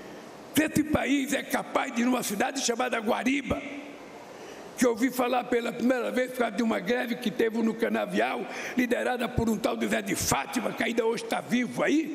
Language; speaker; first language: Portuguese; native; Portuguese